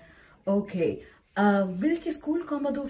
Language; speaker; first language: Danish; non-native, fluent; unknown